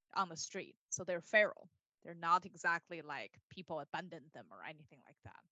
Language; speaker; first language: English; non-native, fluent; Chinese